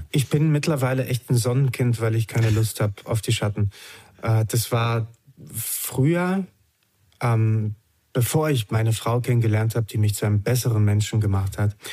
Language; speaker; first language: German; early bilingual, other home language; Romanian